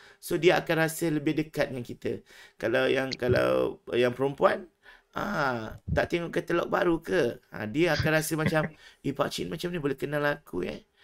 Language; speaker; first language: Malay; native; Malay